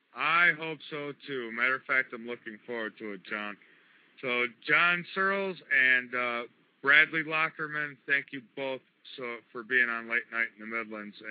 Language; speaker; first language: English; native; English